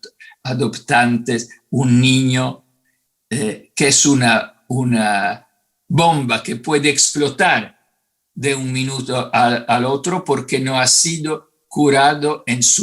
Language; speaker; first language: Spanish; non-native, fluent; Italian